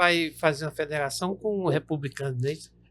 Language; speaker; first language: Portuguese; native; Portuguese